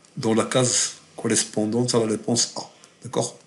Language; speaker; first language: French; non-native, local second language; Arabic